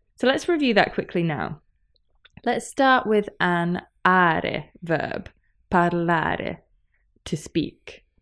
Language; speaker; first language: English; native; English